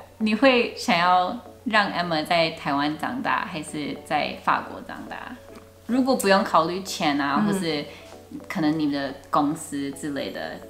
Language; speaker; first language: Chinese; non-native, fluent; English